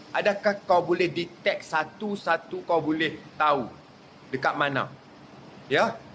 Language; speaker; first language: Malay; native; Malay